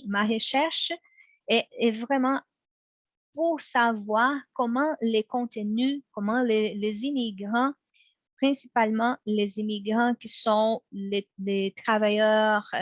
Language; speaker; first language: French; non-native, fluent; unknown